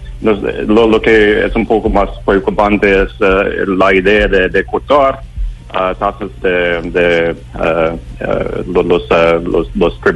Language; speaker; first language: Spanish; non-native, learner; English